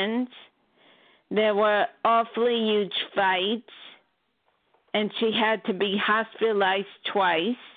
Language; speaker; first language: English; native; English